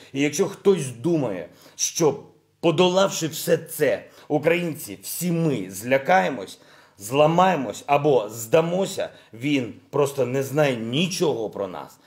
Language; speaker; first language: Ukrainian; non-native, local second language; Russian